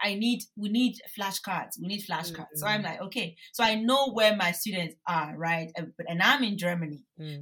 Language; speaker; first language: English; non-native, local second language; Bini